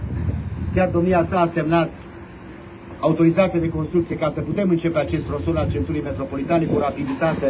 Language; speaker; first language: Romanian; native; Romanian